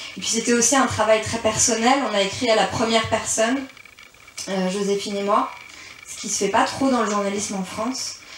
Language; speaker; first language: French; early bilingual, other home language; Persian